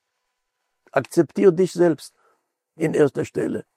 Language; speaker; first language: German; non-native, fluent; Hebrew